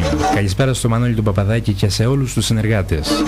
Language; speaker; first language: Greek; native; Greek